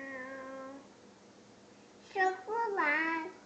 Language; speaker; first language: Portuguese; early bilingual, heritage; Portuguese